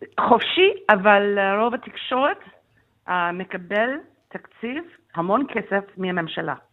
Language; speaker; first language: Hebrew; non-native, fluent; English